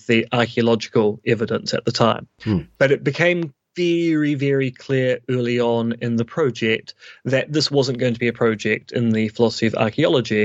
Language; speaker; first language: English; native; English